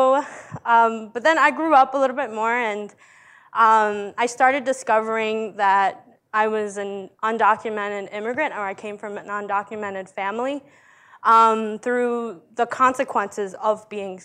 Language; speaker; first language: English; early bilingual, other home language; Spanish